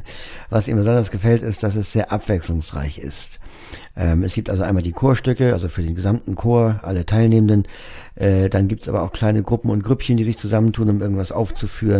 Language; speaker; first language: German; native; German